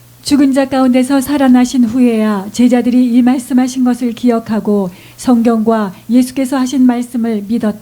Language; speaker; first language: Korean; native; Korean